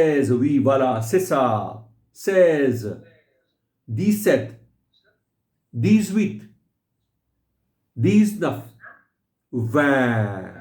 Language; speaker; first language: French; non-native, fluent; Hindi